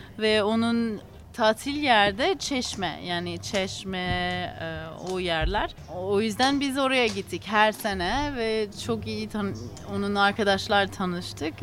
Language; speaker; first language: Turkish; non-native, learner; English